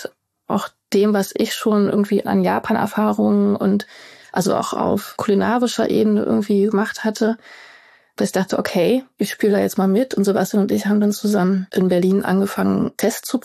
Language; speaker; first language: German; native; German